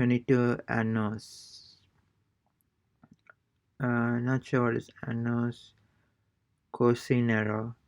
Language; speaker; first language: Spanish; non-native, learner; English